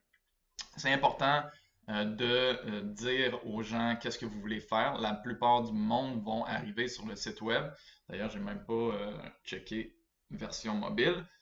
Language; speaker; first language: French; native; French